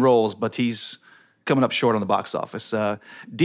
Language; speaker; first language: English; native; English